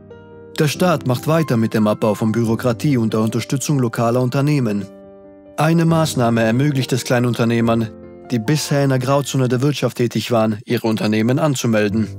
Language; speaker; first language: German; native; German